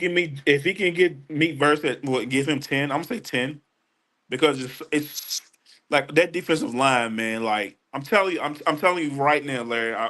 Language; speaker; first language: English; native; English